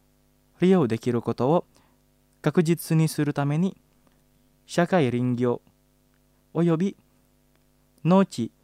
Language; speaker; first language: Japanese; non-native, fluent; Indonesian